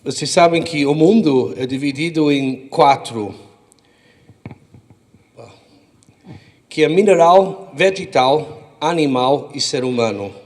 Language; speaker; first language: Portuguese; non-native, fluent; English